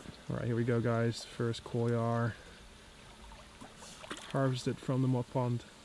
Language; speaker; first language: English; non-native, fluent; Dutch